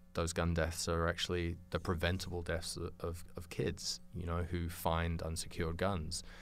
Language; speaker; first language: English; native; English